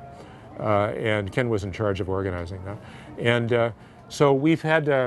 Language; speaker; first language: English; native; English